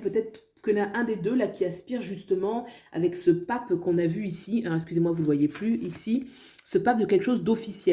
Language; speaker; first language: French; native; French